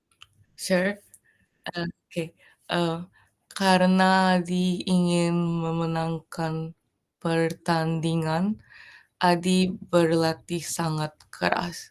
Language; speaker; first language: Indonesian; non-native, learner; Japanese